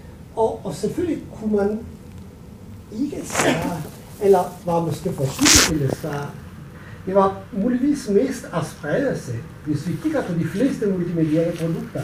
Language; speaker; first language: German; non-native, learner; Italian